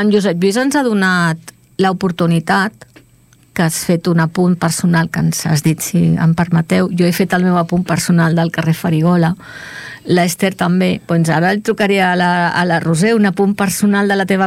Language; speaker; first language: Catalan; native; Catalan